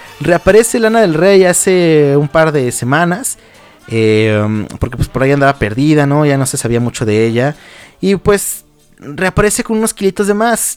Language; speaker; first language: Spanish; native; Spanish